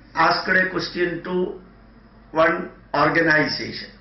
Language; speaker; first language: English; non-native, local second language; Malayalam